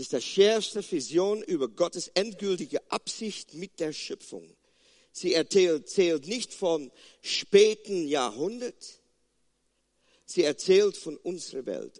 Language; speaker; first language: German; non-native, fluent; Afrikaans